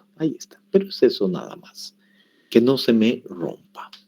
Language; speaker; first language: Spanish; native; Spanish